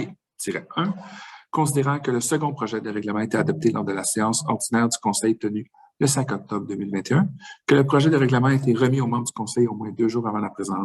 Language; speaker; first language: French; native; French